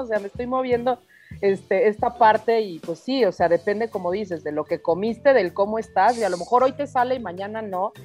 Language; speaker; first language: Spanish; native; Spanish